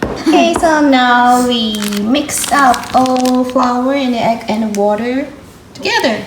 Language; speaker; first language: English; non-native, fluent; Japanese